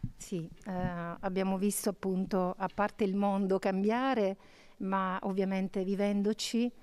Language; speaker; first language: Italian; native; Italian